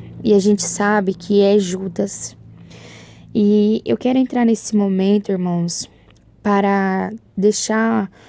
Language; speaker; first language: Portuguese; native; Portuguese